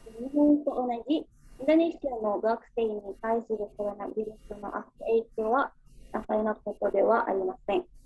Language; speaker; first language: Japanese; non-native, learner; Indonesian